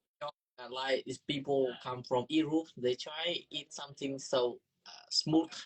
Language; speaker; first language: English; non-native, learner; Vietnamese